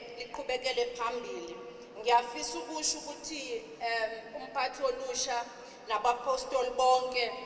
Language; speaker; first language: Zulu; native; Zulu